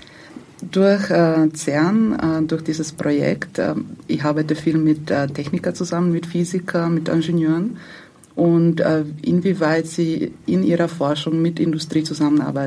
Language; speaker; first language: German; non-native, fluent; Croatian